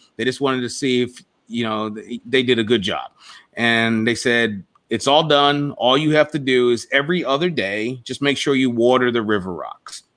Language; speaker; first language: English; native; English